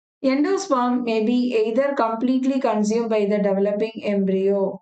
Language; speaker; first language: English; non-native, local second language; Tamil